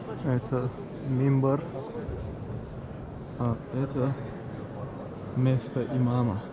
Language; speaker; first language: Russian; non-native, local second language; Chechen